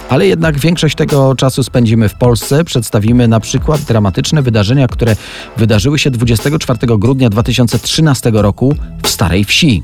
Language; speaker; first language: Polish; native; Polish